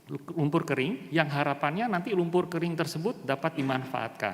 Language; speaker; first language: Indonesian; native; Indonesian